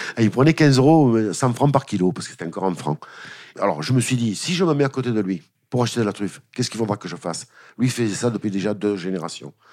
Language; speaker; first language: French; native; French